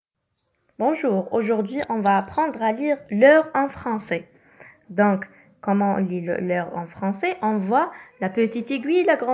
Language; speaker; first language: French; non-native, local second language; Arabic